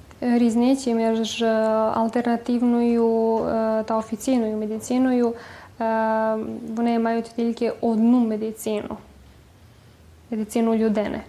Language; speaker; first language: Ukrainian; early bilingual, heritage; Ukrainian